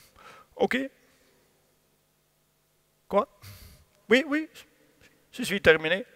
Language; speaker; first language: French; non-native, learner; Dutch